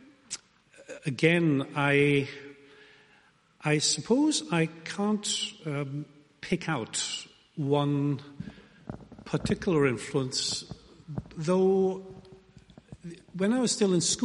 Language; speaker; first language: English; native; English